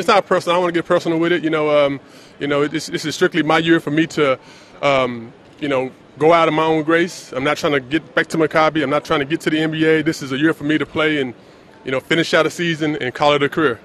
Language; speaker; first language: English; native; English